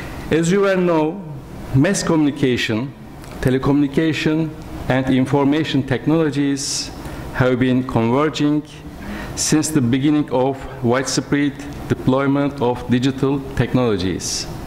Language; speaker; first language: English; non-native, fluent; Turkish